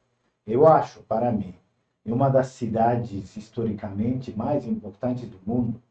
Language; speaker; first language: Portuguese; non-native, fluent; Turkish